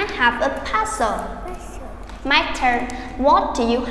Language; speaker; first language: English; non-native, fluent; Vietnamese